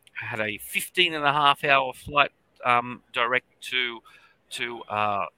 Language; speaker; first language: English; native; English